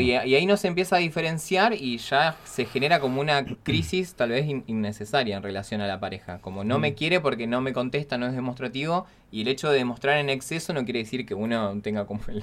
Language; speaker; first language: Spanish; native; Spanish